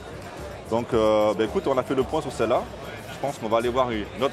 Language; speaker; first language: French; native; French